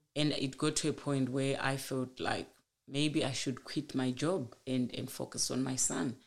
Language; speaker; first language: English; non-native, local second language; Shona